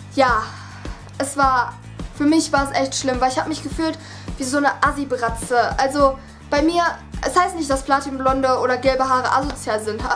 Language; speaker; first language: German; early bilingual, other home language; Vietnamese